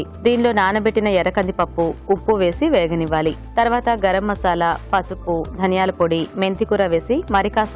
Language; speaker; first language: Telugu; native; Telugu